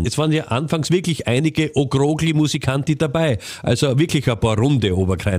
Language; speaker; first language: German; native; German